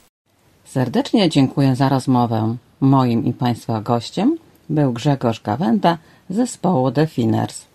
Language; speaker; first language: Polish; native; Polish